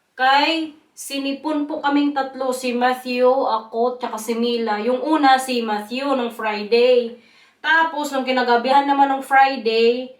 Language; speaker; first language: Filipino; non-native, local second language; Waray